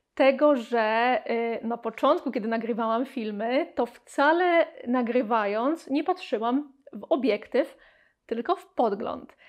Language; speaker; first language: Polish; native; Polish